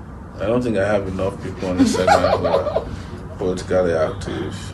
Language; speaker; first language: English; non-native, local second language; Yoruba